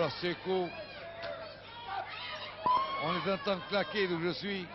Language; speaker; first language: French; native; French